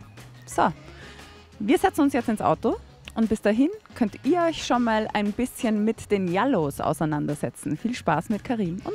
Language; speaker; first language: German; native; German